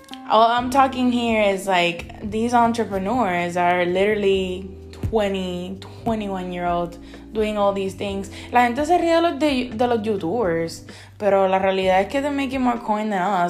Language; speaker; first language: English; early bilingual, other home language; Spanish